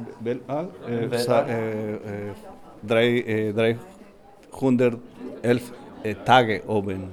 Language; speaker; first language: German; non-native, learner; Spanish